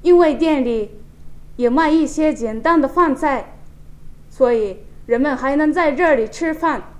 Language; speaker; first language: Chinese; non-native, fluent; Japanese